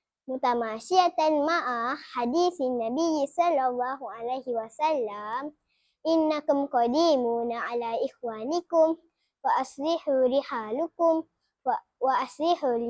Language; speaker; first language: Arabic; non-native, learner; Malay